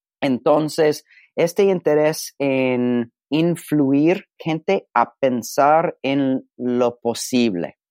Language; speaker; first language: Spanish; non-native, learner; English